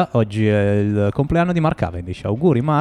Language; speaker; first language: Italian; native; Italian